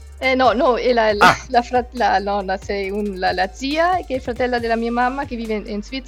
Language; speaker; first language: Italian; non-native, learner; Spanish